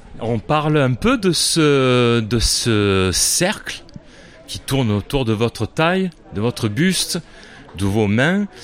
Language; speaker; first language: French; native; French